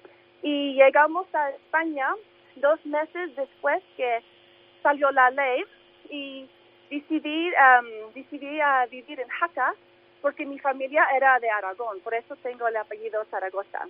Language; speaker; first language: Spanish; early bilingual, heritage; English